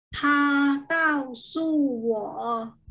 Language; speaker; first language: Chinese; non-native, fluent; Thai